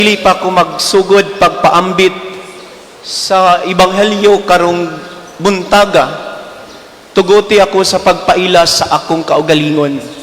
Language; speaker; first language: Cebuano; native; Cebuano